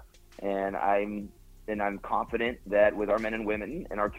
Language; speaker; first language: English; early bilingual, other home language; Spanish